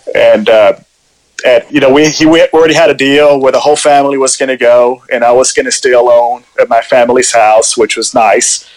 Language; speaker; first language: English; early bilingual, other home language; Spanish